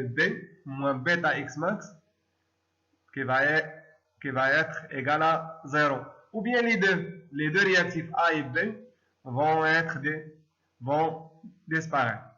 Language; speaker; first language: French; non-native, local second language; Arabic